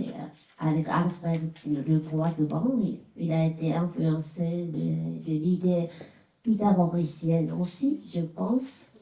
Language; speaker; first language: French; non-native, fluent; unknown